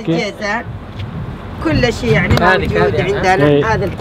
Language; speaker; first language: Arabic; native; Arabic